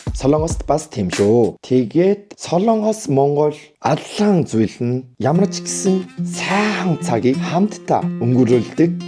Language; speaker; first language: Mongolian; non-native, fluent; Korean